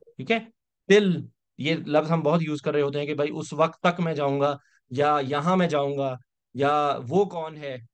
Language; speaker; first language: Urdu; native; Urdu